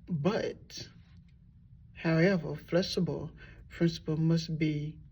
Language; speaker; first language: English; native; English